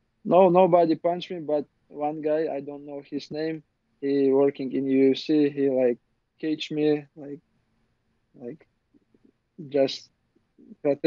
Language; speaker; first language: English; non-native, learner; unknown